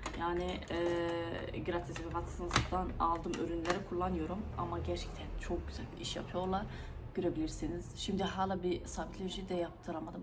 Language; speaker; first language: Turkish; non-native, fluent; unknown